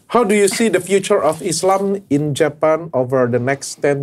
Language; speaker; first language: English; non-native, learner; Indonesian